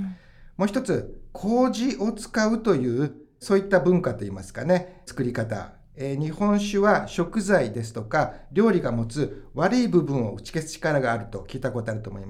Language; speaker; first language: Japanese; native; Japanese